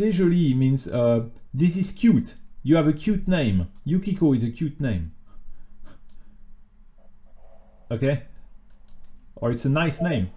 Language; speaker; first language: English; non-native, fluent; French